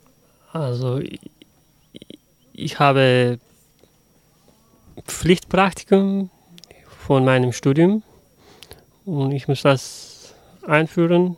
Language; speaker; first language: German; non-native, learner; Uzbek